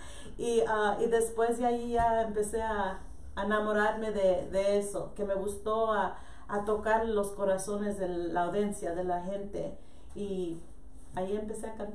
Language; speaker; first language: Spanish; early bilingual, heritage; Spanish